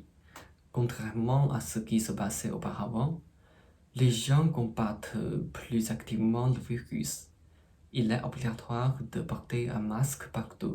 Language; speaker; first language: French; non-native, fluent; Chinese